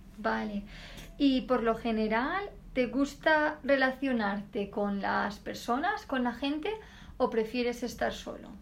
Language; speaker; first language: Spanish; native; Spanish